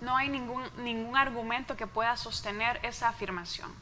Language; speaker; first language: Spanish; native; Spanish